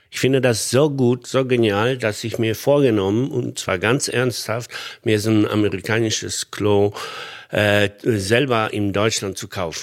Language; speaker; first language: German; non-native, fluent; Polish